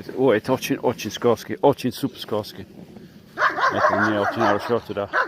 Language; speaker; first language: Russian; non-native, learner; English